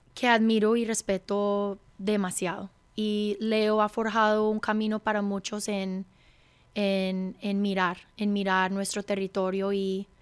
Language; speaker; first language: Spanish; early bilingual, heritage; Spanish